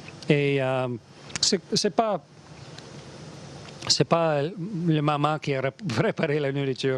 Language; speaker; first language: French; non-native, learner; English